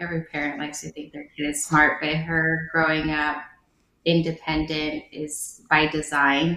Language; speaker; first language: English; early bilingual, other home language; Vietnamese